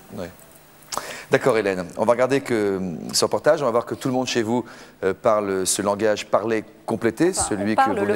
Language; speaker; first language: French; native; French